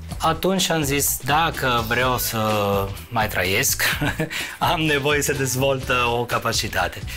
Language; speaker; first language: Romanian; non-native, fluent; Italian